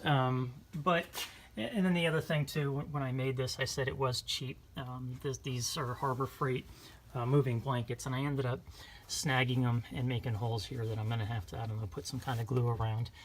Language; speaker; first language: English; native; English